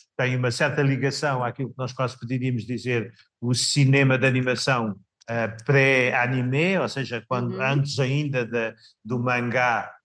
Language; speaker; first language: Portuguese; native; Portuguese